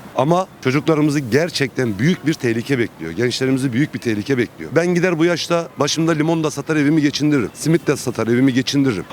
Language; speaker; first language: Turkish; native; Turkish